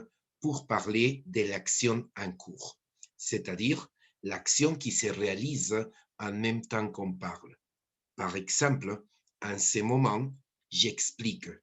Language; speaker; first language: French; non-native, fluent; Spanish